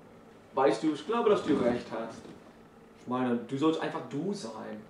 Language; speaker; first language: German; non-native, learner; English